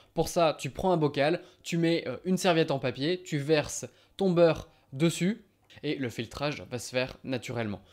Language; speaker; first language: French; native; French